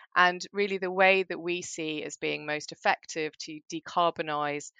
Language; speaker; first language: English; early bilingual, other home language; German